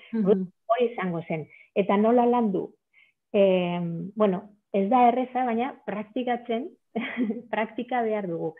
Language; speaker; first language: Basque; non-native, local second language; Spanish